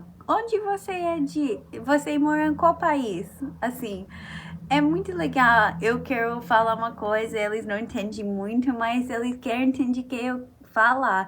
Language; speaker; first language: Portuguese; non-native, learner; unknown